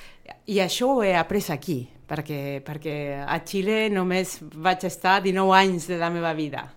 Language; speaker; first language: Catalan; non-native, fluent; Spanish